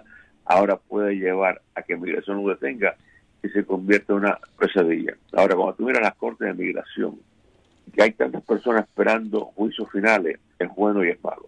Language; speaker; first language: Spanish; native; Spanish